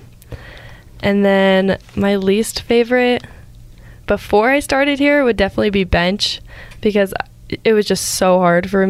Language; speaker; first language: English; native; English